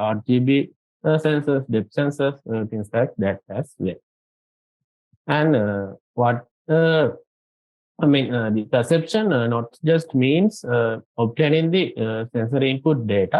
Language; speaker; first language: English; non-native, local second language; Sinhala